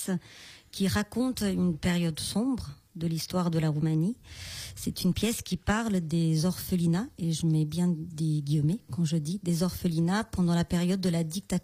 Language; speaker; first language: French; non-native, fluent; Romanian